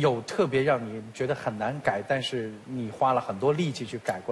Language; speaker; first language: Chinese; native; Chinese